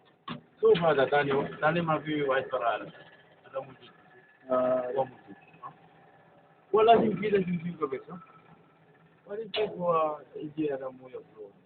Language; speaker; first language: Arabic; non-native, learner; Filipino